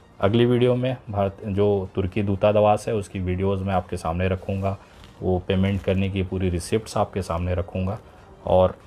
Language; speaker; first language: Hindi; native; Hindi